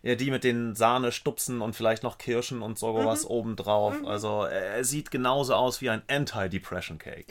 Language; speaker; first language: German; native; German